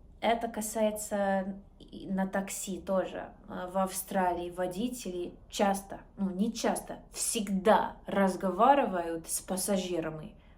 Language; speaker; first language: Russian; non-native, learner; English